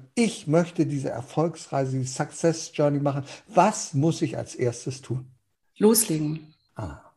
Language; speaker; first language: German; early bilingual, heritage; Danish